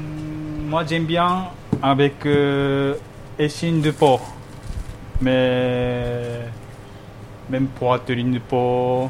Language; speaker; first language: French; non-native, fluent; Japanese